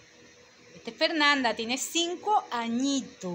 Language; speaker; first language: Spanish; native; Spanish